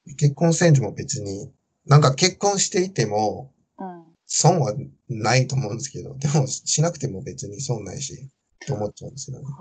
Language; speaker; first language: Japanese; non-native, fluent; Chinese